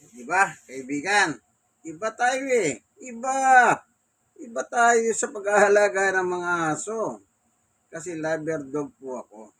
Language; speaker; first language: Filipino; non-native, local second language; Pampanga